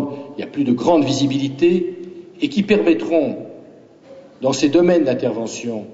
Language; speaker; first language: French; native; French